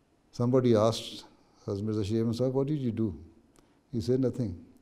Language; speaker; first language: English; non-native, local second language; Urdu